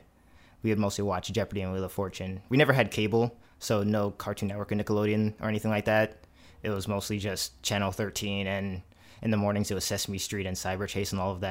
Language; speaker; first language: English; native; English